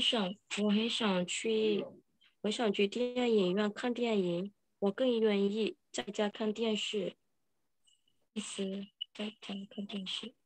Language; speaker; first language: Chinese; non-native, learner; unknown